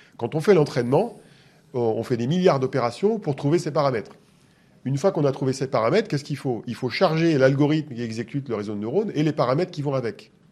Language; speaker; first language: French; native; French